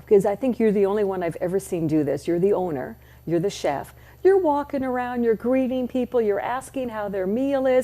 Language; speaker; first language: English; native; English